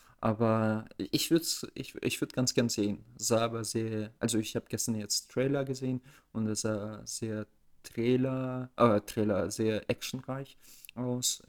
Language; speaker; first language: German; early bilingual, other home language; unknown